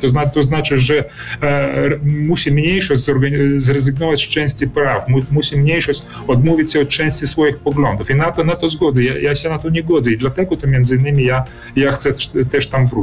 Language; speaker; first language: Polish; early bilingual, heritage; Polish